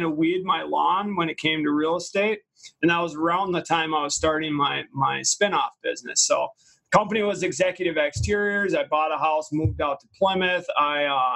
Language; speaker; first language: English; native; English